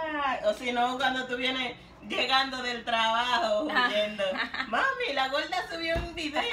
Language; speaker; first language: Spanish; native; Spanish